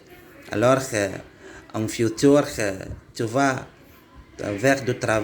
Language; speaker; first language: French; non-native, learner; Indonesian